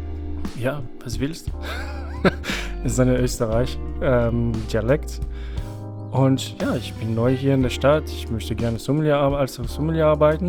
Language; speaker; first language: German; non-native, fluent; French